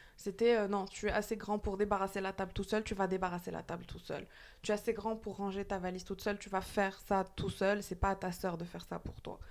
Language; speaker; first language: French; non-native, local second language; Arabic